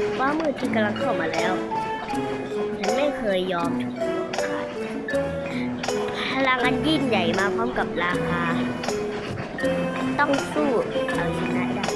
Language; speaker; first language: Thai; native; Thai